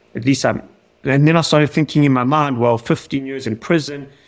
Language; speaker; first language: English; native; English